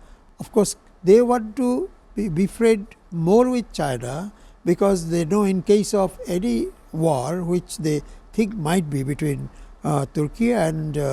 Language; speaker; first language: English; non-native, local second language; Bangla